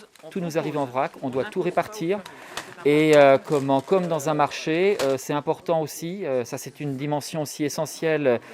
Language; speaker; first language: French; native; French